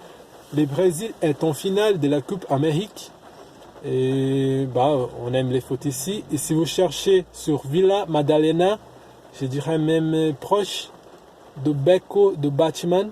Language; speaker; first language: French; non-native, fluent; Portuguese